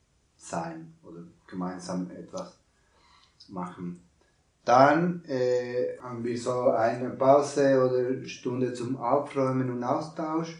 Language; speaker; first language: German; non-native, learner; Spanish